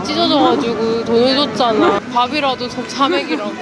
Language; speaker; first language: Korean; native; Korean